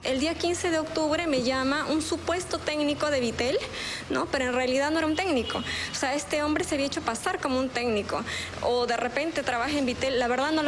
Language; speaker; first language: Spanish; native; Spanish